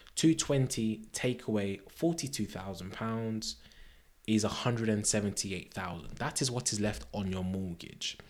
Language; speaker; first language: English; native; English